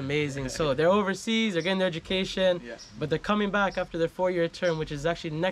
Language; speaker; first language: English; native; English